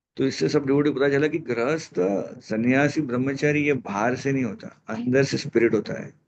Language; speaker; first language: Hindi; non-native, local second language; Marathi